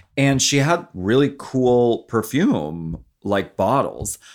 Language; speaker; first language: English; native; English